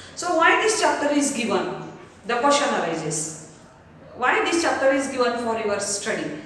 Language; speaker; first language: English; non-native, local second language; Kannada